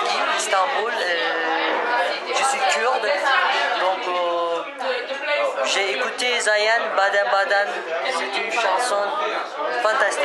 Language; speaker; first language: French; non-native, fluent; Kurdish